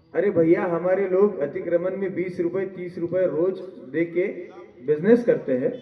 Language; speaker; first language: Hindi; non-native, local second language; Marathi